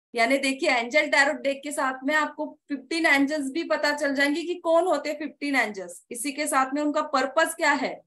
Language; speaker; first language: Hindi; non-native, local second language; Marathi